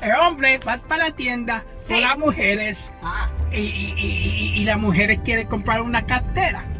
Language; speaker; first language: Spanish; early bilingual, heritage; Spanish